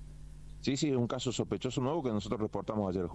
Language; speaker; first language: Spanish; native; Spanish